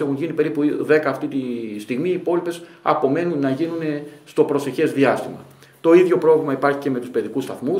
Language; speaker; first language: Greek; native; Greek